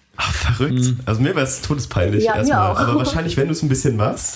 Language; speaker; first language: German; native; German